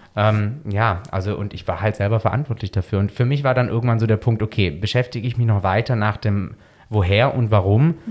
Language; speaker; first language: German; native; German